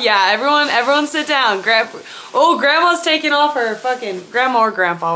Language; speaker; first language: English; native; English